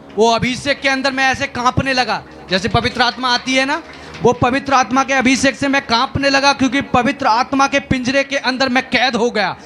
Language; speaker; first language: Hindi; native; Hindi